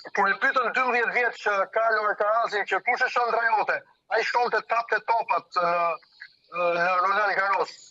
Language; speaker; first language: Albanian; early bilingual, heritage; Albanian